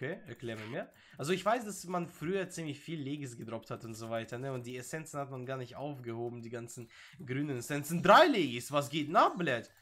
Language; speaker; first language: German; native; German